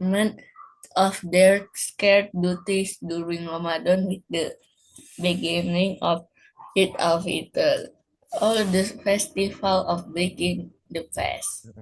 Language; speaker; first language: English; non-native, learner; Indonesian